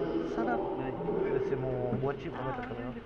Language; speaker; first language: French; native; French